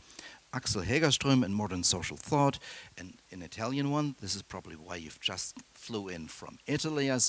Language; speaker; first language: English; non-native, fluent; German